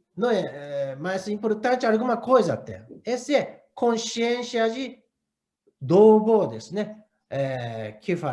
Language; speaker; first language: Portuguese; non-native, learner; Japanese